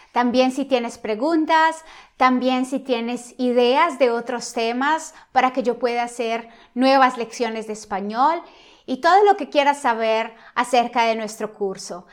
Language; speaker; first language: Spanish; non-native, fluent; Italian